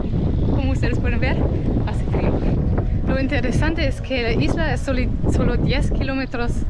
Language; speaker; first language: Spanish; non-native, fluent; German